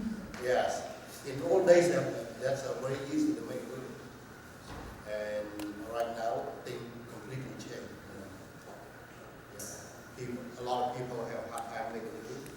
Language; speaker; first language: English; non-native, learner; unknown